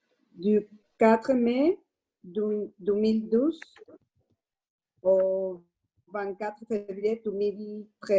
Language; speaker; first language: French; non-native, learner; Spanish